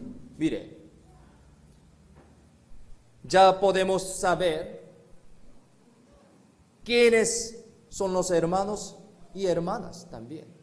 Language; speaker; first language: Spanish; non-native, learner; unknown